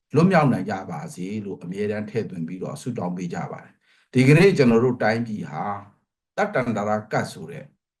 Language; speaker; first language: Burmese; non-native, local second language; Pa'o Karen